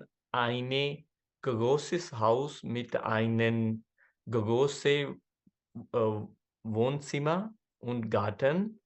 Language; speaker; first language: German; non-native, learner; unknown